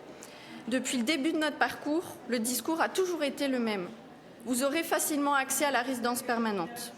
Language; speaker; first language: French; native; French